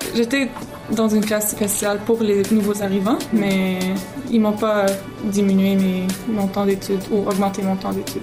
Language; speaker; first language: French; early bilingual, other home language; Arabic